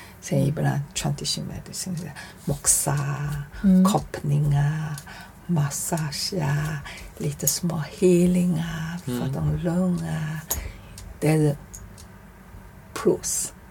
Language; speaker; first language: Swedish; non-native, learner; Chinese